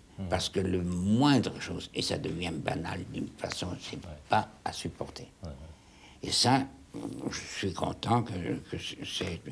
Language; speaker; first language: French; non-native, fluent; German